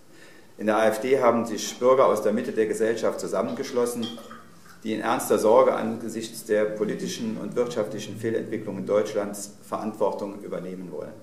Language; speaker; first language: German; native; German